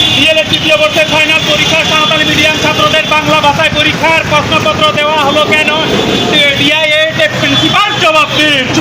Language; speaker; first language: Bangla; non-native, local second language; Santali